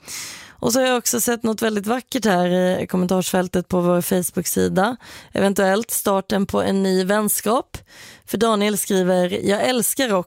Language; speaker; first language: Swedish; native; Swedish